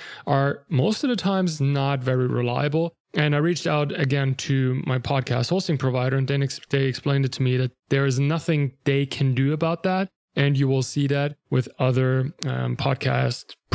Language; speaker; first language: English; non-native, fluent; German